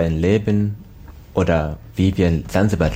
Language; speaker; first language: German; non-native, learner; Swahili